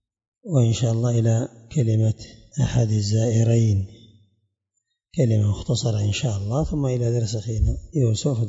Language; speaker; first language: Arabic; native; Arabic